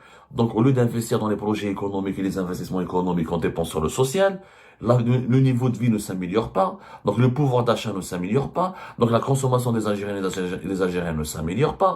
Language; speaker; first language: French; non-native, local second language; Arabic